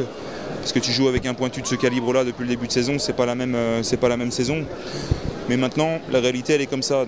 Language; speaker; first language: French; native; French